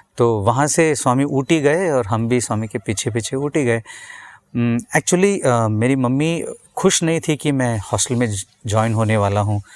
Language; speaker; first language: Hindi; non-native, local second language; Tamil